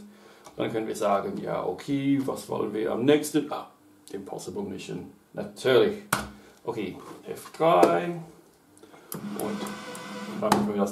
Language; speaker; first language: German; non-native, learner; English